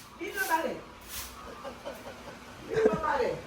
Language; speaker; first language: Filipino; non-native, learner; Spanish